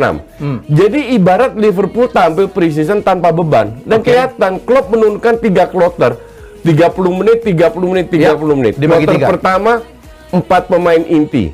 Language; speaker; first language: Indonesian; native; Indonesian